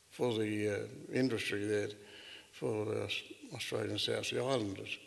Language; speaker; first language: English; native; English